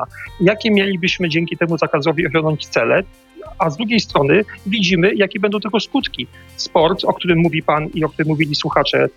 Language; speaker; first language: Polish; native; Polish